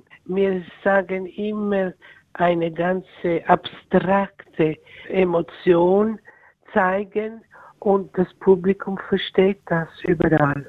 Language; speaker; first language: German; non-native, learner; Italian